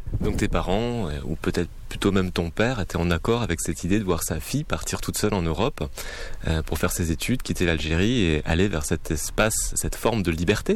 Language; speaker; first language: French; native; French